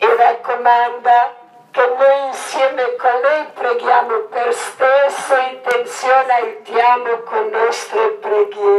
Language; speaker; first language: Italian; non-native, learner; Croatian